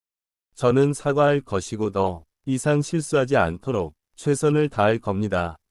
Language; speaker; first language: Korean; non-native, learner; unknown